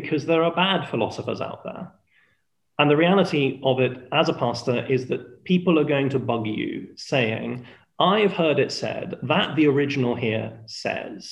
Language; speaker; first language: English; non-native, fluent; Spanish